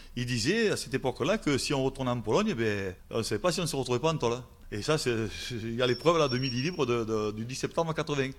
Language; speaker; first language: French; native; French